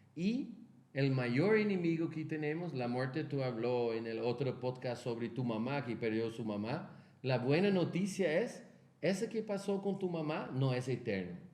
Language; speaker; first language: Spanish; non-native, fluent; Portuguese